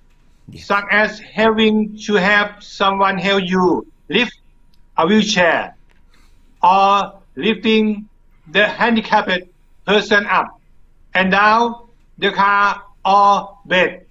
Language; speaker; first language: English; non-native, learner; Thai